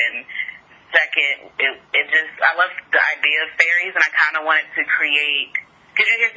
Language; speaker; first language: English; native; English